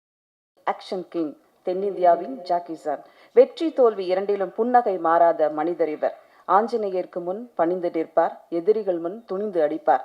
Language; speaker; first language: Tamil; native; Tamil